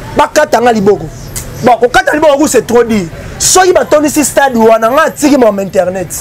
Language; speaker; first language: Lingala; native; Lingala